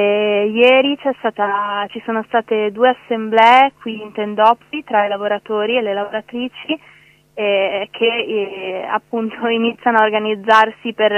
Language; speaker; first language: Italian; native; Italian